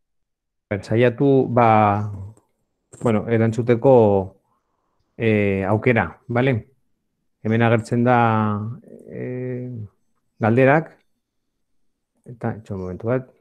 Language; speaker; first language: Basque; non-native, local second language; Spanish